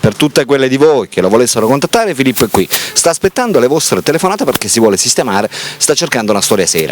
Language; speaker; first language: Italian; native; Italian